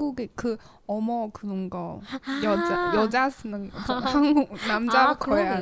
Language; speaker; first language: Korean; non-native, learner; Chinese